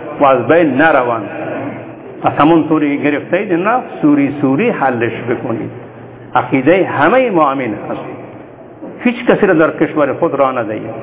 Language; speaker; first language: Persian; non-native, local second language; Baluchi